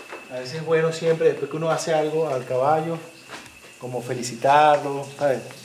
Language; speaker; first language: Spanish; native; Spanish